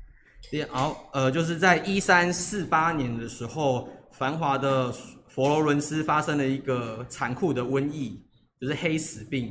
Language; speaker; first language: Chinese; native; Chinese